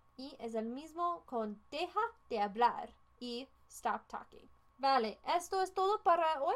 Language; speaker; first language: Spanish; non-native, fluent; English